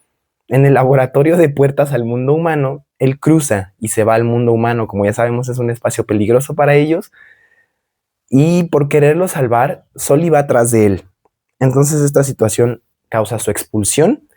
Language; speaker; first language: Spanish; native; Spanish